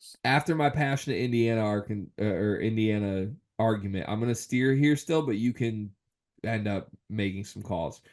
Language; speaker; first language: English; native; English